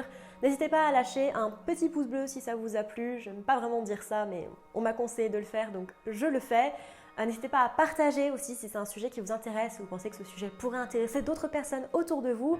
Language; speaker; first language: French; native; French